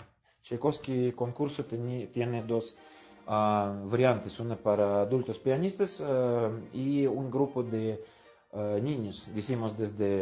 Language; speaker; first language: Spanish; non-native, fluent; Russian